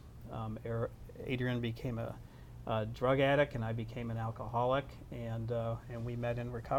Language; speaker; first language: English; native; English